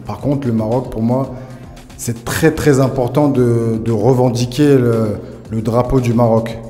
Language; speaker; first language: French; early bilingual, other home language; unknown